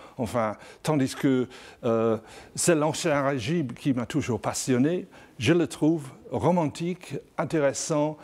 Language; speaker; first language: French; non-native, fluent; English